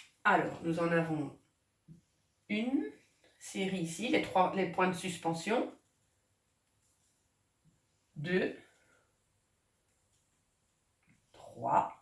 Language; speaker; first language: French; native; French